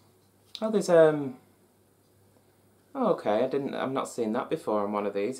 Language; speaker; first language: English; native; English